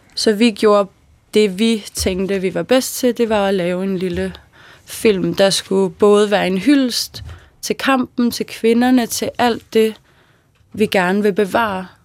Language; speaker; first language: Danish; early bilingual, other home language; Persian